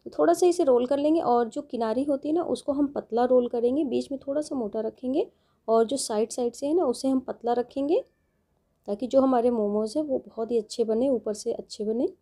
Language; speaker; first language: Hindi; native; Hindi